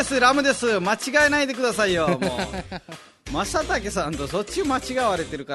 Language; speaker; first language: Japanese; non-native, fluent; Nepali